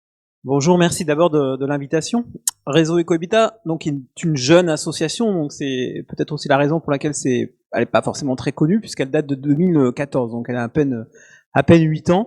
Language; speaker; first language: French; native; French